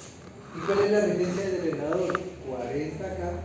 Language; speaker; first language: Spanish; native; Spanish